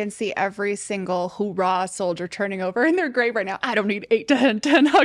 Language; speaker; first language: English; native; English